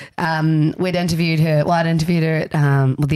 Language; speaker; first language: English; native; English